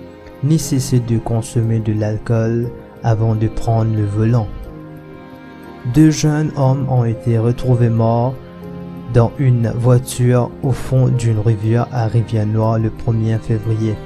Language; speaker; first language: French; non-native, local second language; Morisyen